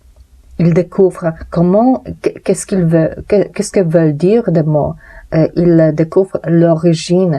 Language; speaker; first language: French; non-native, fluent; Polish